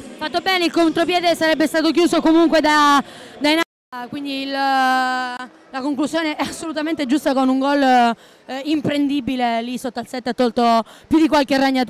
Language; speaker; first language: Italian; native; Italian